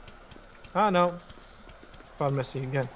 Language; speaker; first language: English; non-native, learner; Portuguese